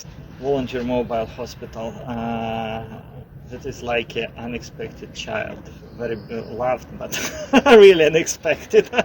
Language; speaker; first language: English; non-native, learner; Ukrainian